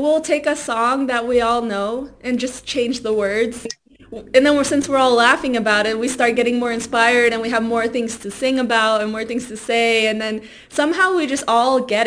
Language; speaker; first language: English; early bilingual, other home language; Spanish